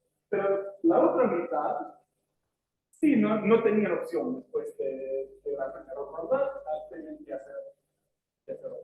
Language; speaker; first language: Spanish; non-native, fluent; English